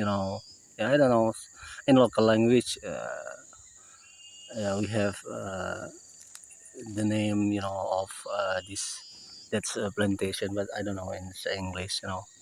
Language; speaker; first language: English; non-native, learner; Indonesian